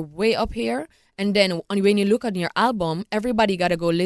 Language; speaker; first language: English; non-native, local second language; Jamaican Creole English